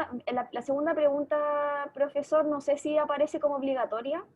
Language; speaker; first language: Spanish; native; Spanish